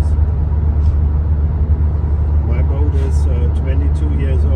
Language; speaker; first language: English; non-native, learner; German